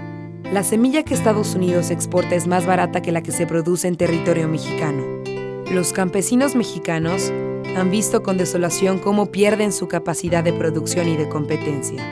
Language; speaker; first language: Spanish; native; Spanish